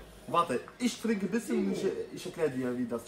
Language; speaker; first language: German; early bilingual, other home language; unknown